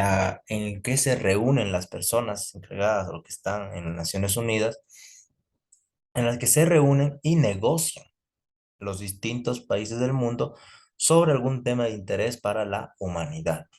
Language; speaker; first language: Spanish; native; Spanish